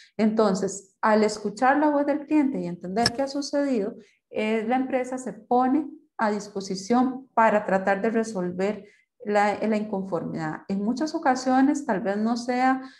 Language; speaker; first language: Spanish; native; Spanish